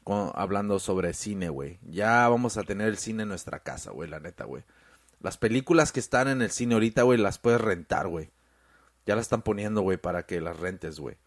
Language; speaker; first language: Spanish; early bilingual, heritage; Spanish